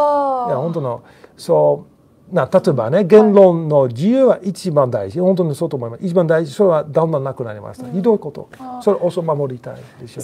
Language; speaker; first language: Japanese; non-native, learner; Dutch